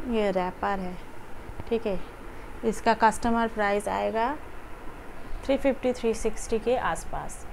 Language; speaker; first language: Hindi; non-native, local second language; Bangla